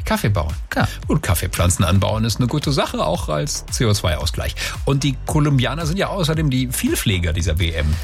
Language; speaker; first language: German; native; German